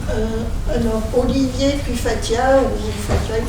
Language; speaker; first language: French; native; French